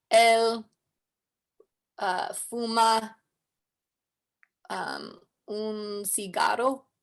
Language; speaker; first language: Spanish; non-native, learner; English